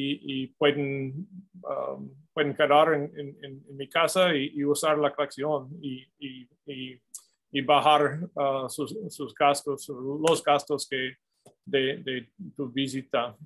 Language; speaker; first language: Spanish; non-native, fluent; English